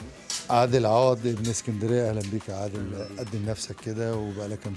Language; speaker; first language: Arabic; native; Arabic